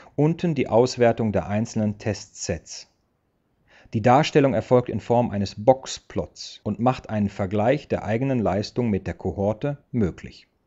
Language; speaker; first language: German; native; German